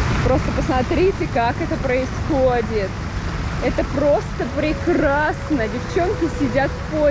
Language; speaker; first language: Russian; native; Russian